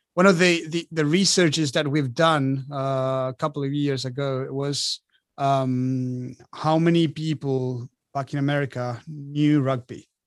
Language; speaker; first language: English; non-native, fluent; Spanish